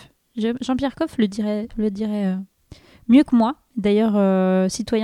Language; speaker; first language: French; native; French